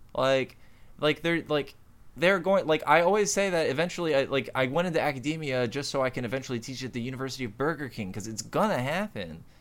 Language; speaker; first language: English; native; English